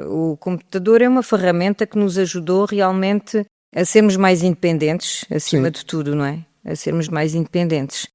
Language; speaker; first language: Portuguese; early bilingual, heritage; French